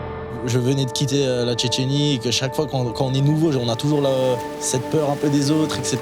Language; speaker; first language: French; early bilingual, other home language; Chechen